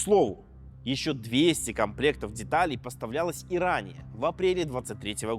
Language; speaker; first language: Russian; native; Russian